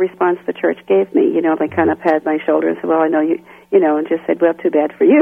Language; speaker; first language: English; native; English